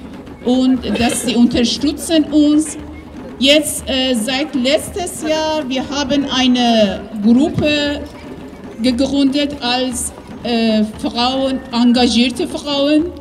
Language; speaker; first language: German; non-native, learner; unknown